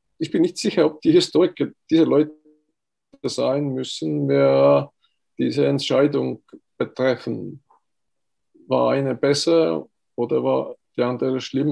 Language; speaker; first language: German; non-native, fluent; Estonian